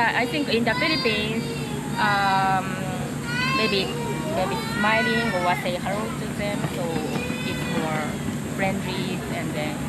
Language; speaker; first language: English; non-native, learner; Japanese